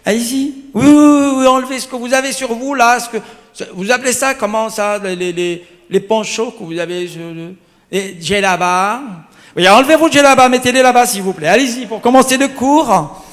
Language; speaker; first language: French; non-native, local second language; Arabic